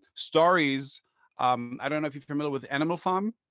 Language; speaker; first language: English; non-native, fluent; German